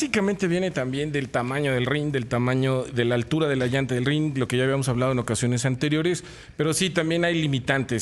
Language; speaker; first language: Spanish; native; Spanish